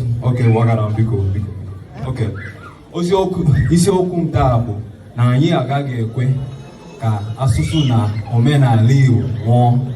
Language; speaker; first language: Igbo; early bilingual, heritage; Igbo